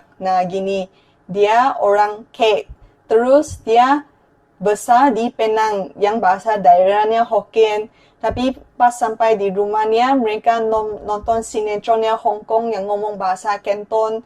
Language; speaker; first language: Indonesian; non-native, fluent; Chinese